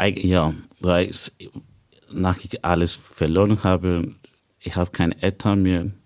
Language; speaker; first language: German; non-native, learner; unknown